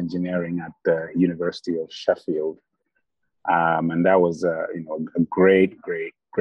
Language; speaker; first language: English; non-native, local second language; Bemba